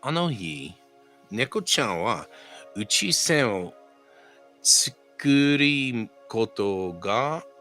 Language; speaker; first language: Japanese; non-native, learner; English